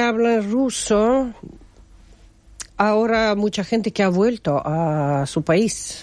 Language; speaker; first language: Spanish; non-native, fluent; Russian